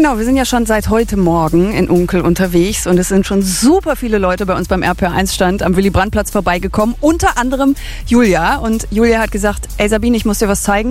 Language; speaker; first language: German; native; German